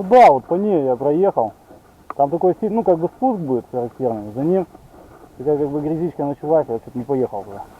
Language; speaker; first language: Russian; native; Russian